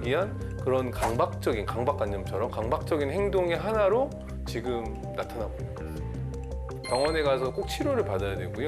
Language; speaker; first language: Korean; native; Korean